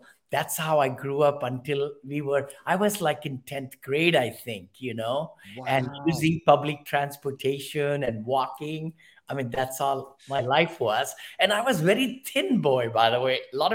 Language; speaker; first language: English; non-native, local second language; Hindi